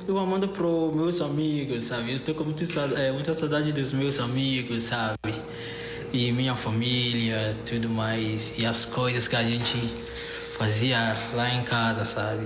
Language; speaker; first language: Portuguese; non-native, fluent; Akan